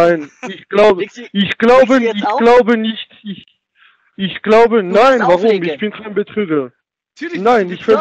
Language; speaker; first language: German; non-native, learner; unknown